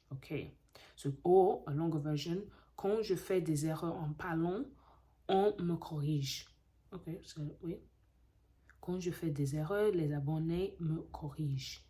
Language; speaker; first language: French; non-native, learner; English